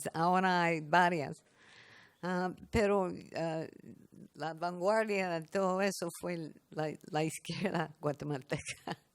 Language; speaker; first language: Spanish; non-native, fluent; English